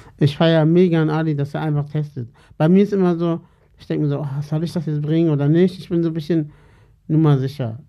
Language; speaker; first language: German; early bilingual, other home language; Turkish